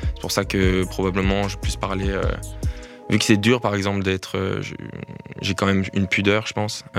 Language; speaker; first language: French; native; French